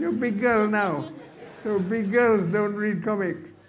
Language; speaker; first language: English; non-native, local second language; Malay